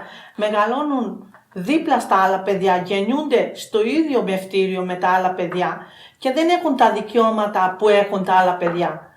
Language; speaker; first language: Greek; non-native, fluent; Albanian